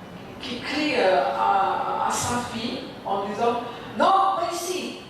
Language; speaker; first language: French; non-native, fluent; Indonesian